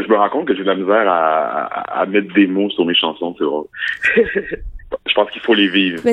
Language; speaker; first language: French; native; French